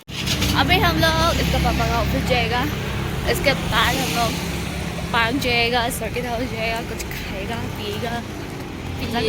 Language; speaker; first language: Hindi; non-native, local second language; Assamese